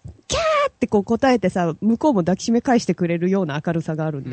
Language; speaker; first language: Japanese; native; Japanese